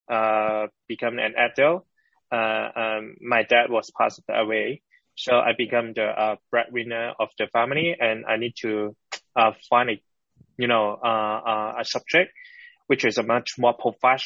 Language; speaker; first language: English; non-native, local second language; Cantonese